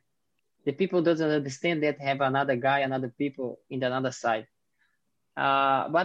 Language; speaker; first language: English; non-native, fluent; Portuguese